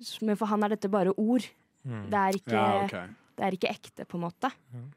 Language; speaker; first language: Norwegian; native; Norwegian